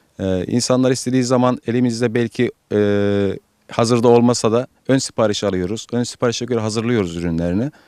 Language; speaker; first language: Turkish; native; Turkish